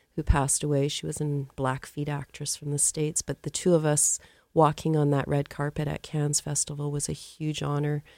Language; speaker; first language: English; native; English